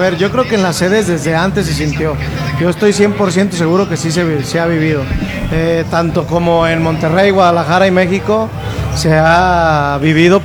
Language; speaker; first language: Spanish; native; Spanish